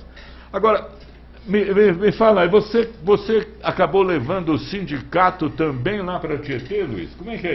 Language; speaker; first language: Portuguese; native; Portuguese